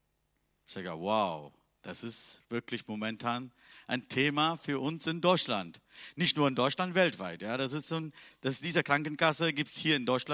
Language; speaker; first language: German; non-native, learner; Tamil